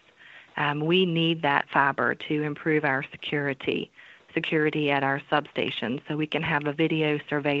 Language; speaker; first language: English; native; English